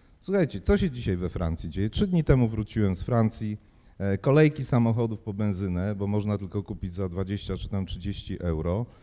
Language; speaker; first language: Polish; native; Polish